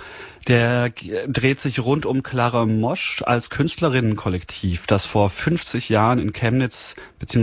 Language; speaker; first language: German; native; German